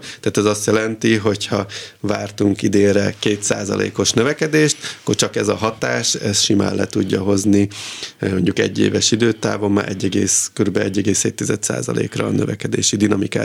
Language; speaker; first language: Hungarian; native; Hungarian